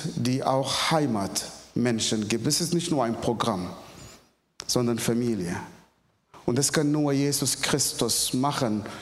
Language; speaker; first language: German; non-native, fluent; Arabic